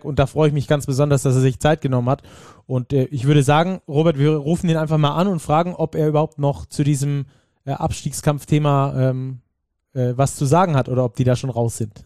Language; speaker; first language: German; native; German